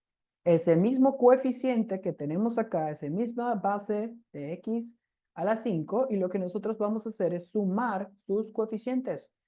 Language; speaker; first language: Spanish; native; Spanish